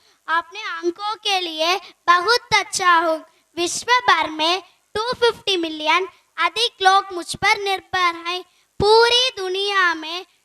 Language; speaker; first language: Hindi; non-native, local second language; Tamil